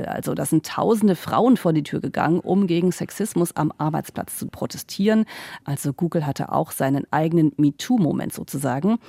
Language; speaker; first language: German; native; German